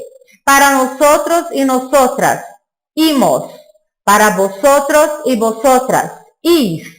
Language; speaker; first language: Spanish; non-native, fluent; Portuguese